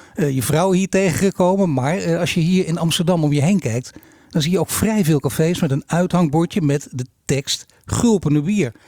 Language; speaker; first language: Dutch; native; Dutch